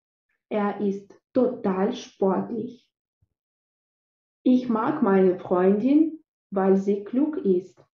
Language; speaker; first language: German; non-native, fluent; Russian